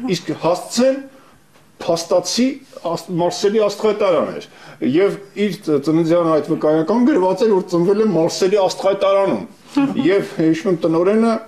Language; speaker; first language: Armenian; native; Armenian